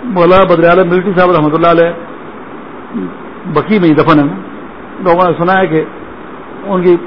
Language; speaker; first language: Urdu; non-native, local second language; Pashto